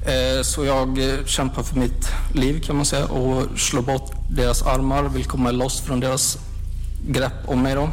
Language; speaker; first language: Swedish; native; Swedish